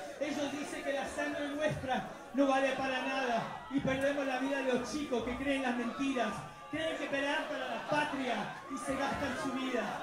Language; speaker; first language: Spanish; early bilingual, other home language; English